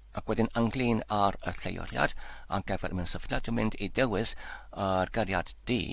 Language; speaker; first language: Welsh; non-native, learner; Polish